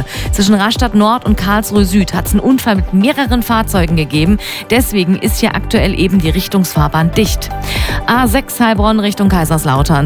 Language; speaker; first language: German; native; German